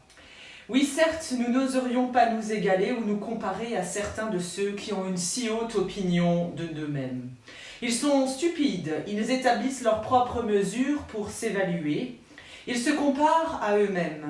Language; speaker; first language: French; native; French